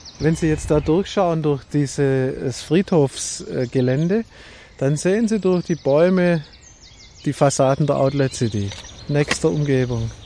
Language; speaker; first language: German; native; German